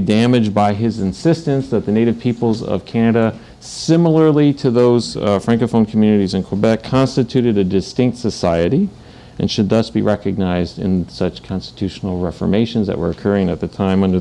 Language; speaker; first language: English; native; English